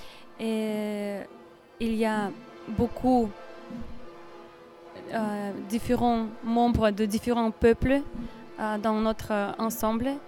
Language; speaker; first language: French; non-native, learner; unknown